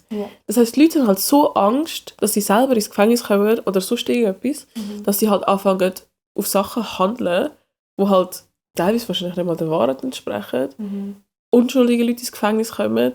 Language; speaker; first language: German; early bilingual, other home language; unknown